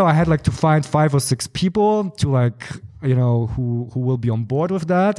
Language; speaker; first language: English; non-native, fluent; German